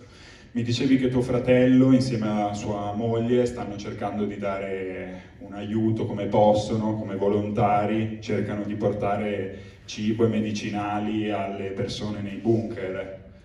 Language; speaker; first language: Italian; native; Italian